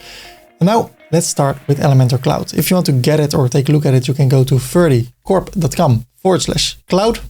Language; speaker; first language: English; non-native, fluent; Dutch